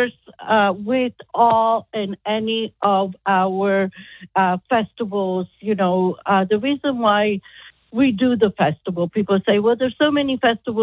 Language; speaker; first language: English; non-native, fluent; Italian